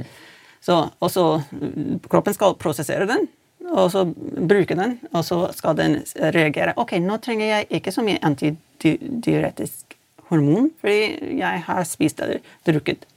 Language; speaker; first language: Norwegian; non-native, fluent; English